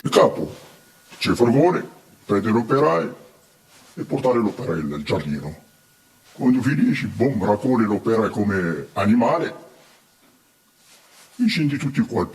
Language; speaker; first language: Italian; non-native, learner; Arabic